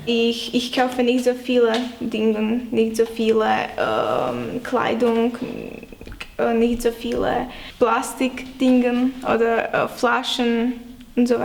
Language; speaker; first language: German; non-native, learner; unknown